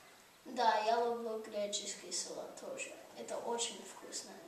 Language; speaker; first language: Russian; non-native, learner; English